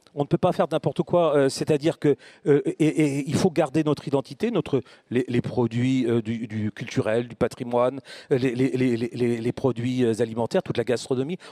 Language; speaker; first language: French; native; French